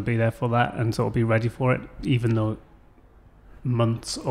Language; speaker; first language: English; native; English